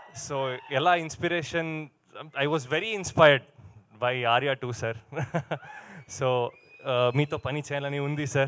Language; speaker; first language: Telugu; non-native, learner; Kannada